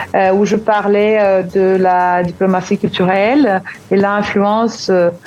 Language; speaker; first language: French; non-native, fluent; Portuguese